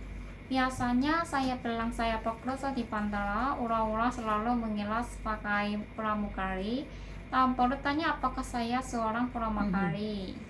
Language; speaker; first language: Indonesian; non-native, learner; Korean